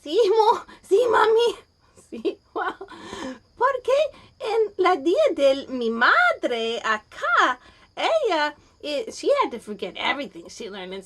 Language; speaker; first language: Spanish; non-native, learner; English